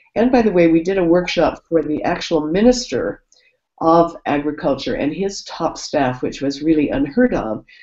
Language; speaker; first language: English; native; English